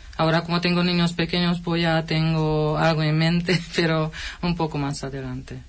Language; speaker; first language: Spanish; non-native, fluent; Hungarian